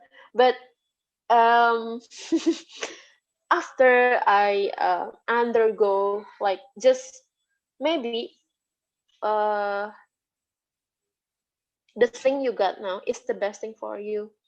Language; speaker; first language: English; non-native, fluent; Indonesian